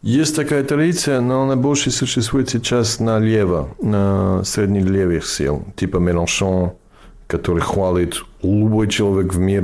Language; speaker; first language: Russian; non-native, fluent; English